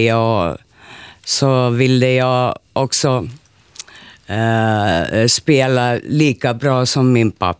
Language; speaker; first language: Swedish; non-native, local second language; Finnish